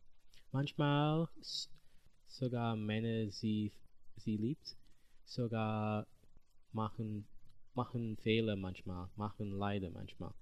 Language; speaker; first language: German; non-native, learner; English